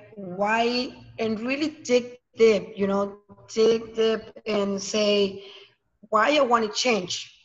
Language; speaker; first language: English; non-native, learner; Spanish